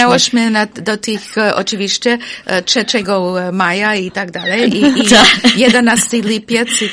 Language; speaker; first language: Polish; non-native, fluent; English